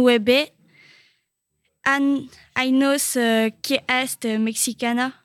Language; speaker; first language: Spanish; non-native, learner; French